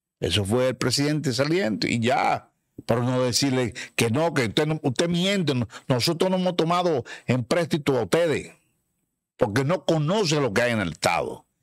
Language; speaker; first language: Spanish; native; Spanish